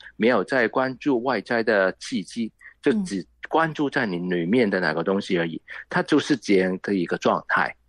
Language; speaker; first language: Chinese; non-native, local second language; Cantonese